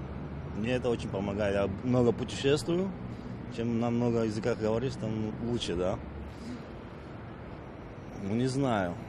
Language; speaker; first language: Russian; non-native, local second language; Georgian